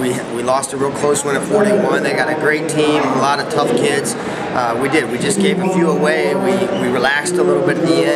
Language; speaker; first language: English; native; English